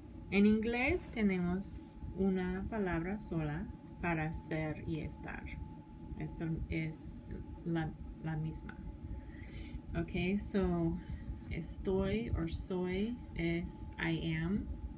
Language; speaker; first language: Spanish; non-native, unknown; English